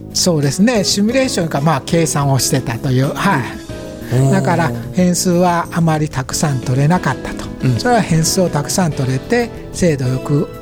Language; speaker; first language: Japanese; native; Japanese